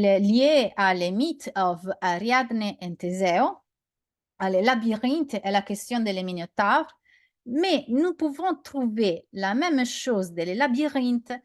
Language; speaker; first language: French; non-native, learner; Italian